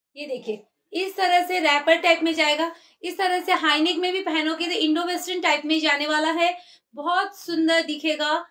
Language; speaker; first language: Hindi; native; Hindi